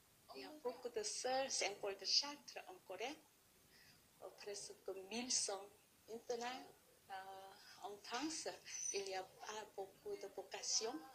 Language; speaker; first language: French; non-native, learner; Vietnamese